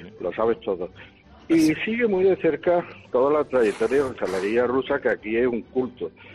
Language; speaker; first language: Spanish; native; Spanish